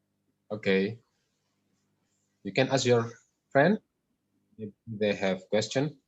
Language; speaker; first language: English; non-native, learner; Indonesian